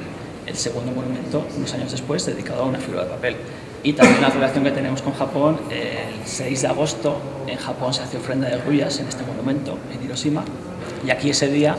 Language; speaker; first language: Spanish; native; Spanish